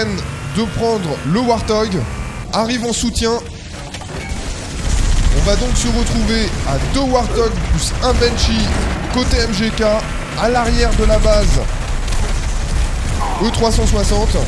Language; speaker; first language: French; native; French